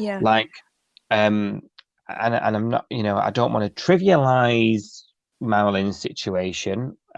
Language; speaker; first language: English; native; English